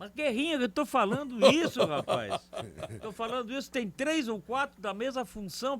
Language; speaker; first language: Portuguese; native; Portuguese